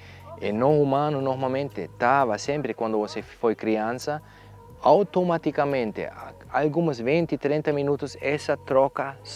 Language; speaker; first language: Portuguese; non-native, fluent; German